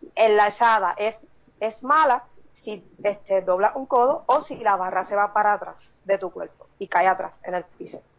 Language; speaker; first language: Spanish; native; Spanish